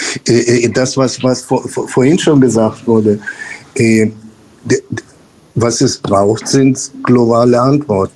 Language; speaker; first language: German; non-native, fluent; Spanish